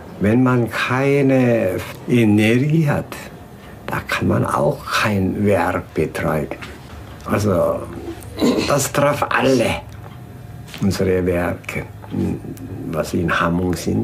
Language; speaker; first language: German; non-native, fluent; Korean